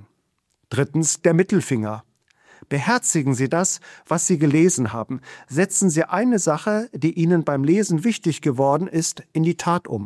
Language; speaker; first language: German; native; German